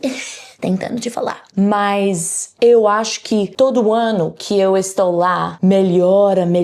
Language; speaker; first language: Portuguese; non-native, learner; English